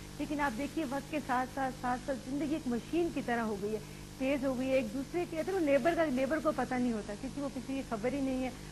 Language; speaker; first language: Urdu; non-native, local second language; Pashto